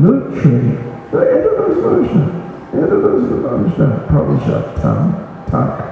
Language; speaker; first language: Russian; non-native, learner; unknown